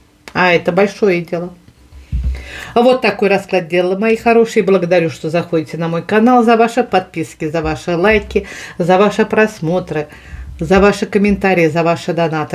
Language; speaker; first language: Russian; native; Russian